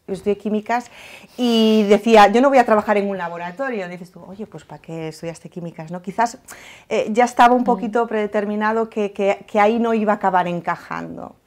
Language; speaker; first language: Spanish; native; Spanish